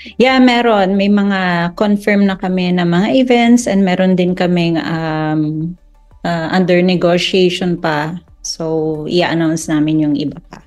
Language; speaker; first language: Filipino; native; Filipino